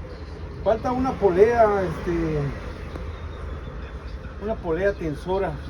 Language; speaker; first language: Spanish; native; Spanish